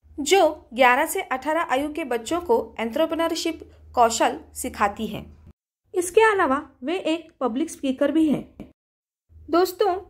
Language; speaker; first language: Hindi; non-native, local second language; Marathi